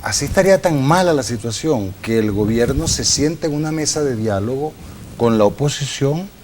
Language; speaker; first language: Spanish; native; Spanish